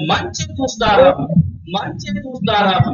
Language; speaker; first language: Persian; non-native, fluent; Urdu